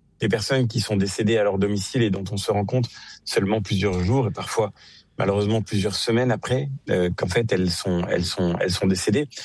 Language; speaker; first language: French; native; French